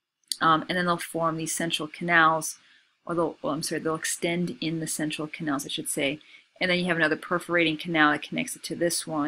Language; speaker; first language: English; native; English